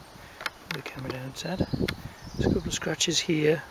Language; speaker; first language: English; native; English